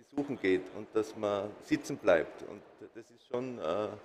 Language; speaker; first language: German; native; German